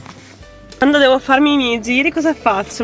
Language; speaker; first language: Italian; native; Italian